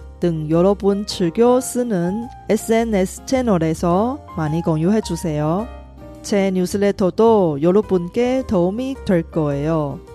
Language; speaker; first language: Korean; non-native, fluent; Chinese